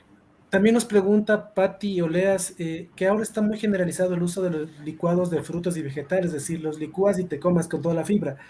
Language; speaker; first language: Spanish; native; Spanish